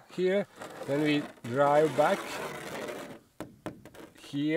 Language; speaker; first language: English; non-native, learner; Latvian